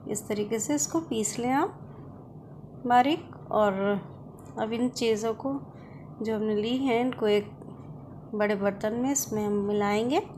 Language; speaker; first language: Hindi; native; Hindi